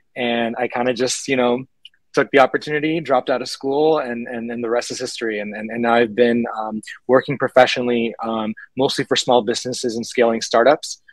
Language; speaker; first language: English; early bilingual, other home language; Spanish